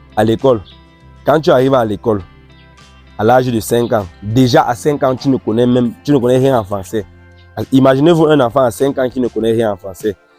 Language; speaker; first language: French; non-native, local second language; Ghomala